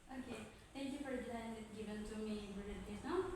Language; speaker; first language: English; non-native, learner; Indonesian